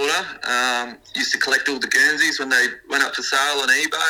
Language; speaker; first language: English; native; English